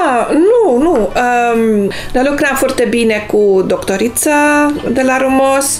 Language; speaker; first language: Romanian; non-native, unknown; Dutch